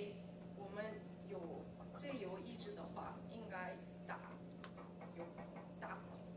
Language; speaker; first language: Chinese; early bilingual, heritage; English